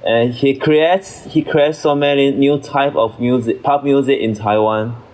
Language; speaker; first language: English; non-native, learner; Chinese